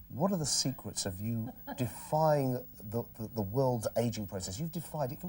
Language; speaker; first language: English; native; English